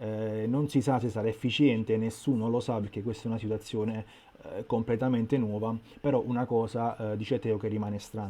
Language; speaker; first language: Italian; native; Italian